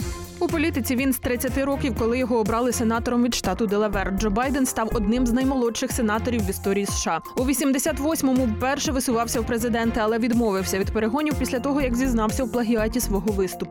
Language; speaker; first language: Ukrainian; native; Ukrainian